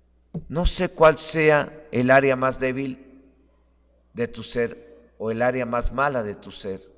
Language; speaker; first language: Spanish; native; Spanish